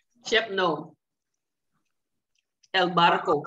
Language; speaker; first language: Spanish; non-native, learner; English